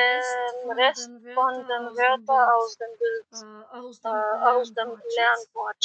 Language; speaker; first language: German; non-native, fluent; Macedonian